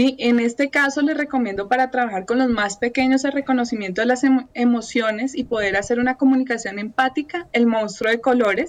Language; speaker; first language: Spanish; native; Spanish